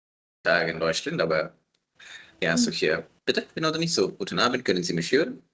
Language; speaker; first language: German; non-native, fluent; Tamil